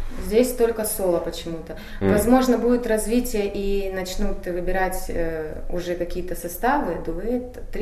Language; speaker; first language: Russian; native; Russian